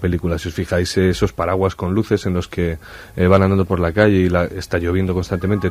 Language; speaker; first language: Spanish; native; Spanish